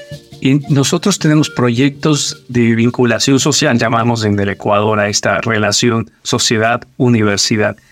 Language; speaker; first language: Spanish; native; Spanish